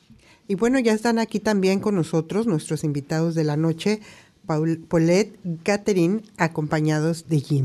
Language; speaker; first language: Spanish; native; Spanish